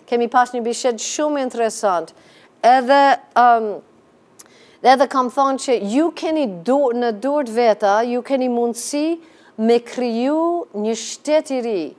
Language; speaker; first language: Albanian; non-native, fluent; English